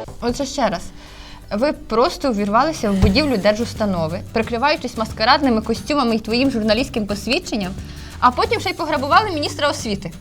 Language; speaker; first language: Ukrainian; native; Ukrainian